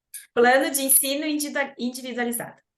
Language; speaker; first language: Portuguese; native; Portuguese